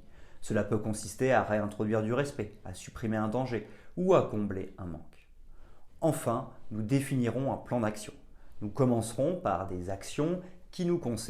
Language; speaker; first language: French; native; French